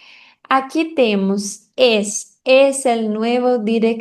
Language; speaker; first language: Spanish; non-native, fluent; Portuguese